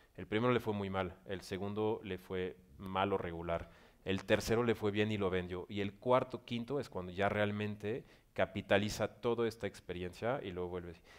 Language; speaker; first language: Spanish; non-native, fluent; French